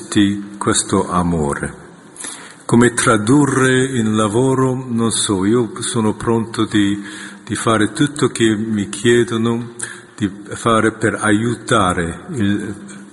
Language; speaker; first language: Italian; non-native, fluent; Korean